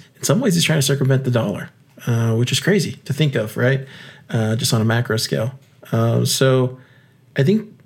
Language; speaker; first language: English; native; English